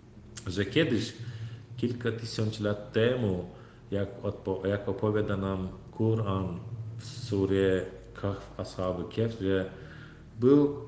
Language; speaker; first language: Polish; non-native, learner; Turkmen